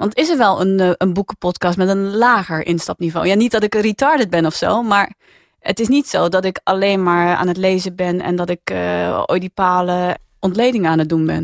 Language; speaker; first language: Dutch; native; Dutch